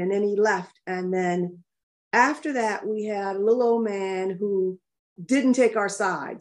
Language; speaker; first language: English; native; English